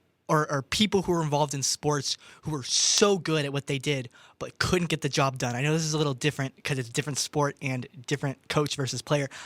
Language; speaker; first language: English; native; English